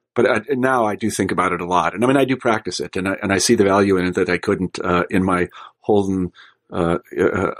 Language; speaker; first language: English; native; English